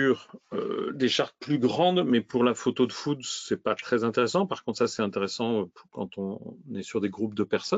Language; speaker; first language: French; native; French